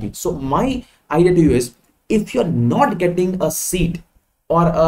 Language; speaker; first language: English; non-native, local second language; Hindi